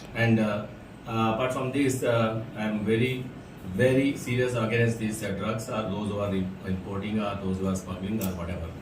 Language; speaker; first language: English; non-native, local second language; Telugu